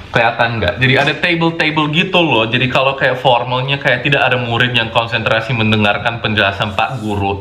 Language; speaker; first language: Indonesian; non-native, fluent; English